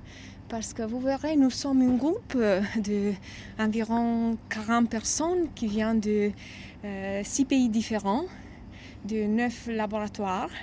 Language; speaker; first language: French; non-native, fluent; Romanian